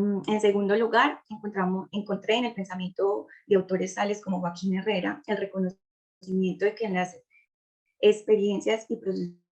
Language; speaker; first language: Spanish; native; Spanish